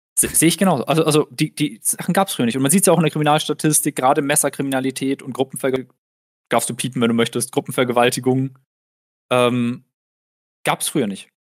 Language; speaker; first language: German; native; German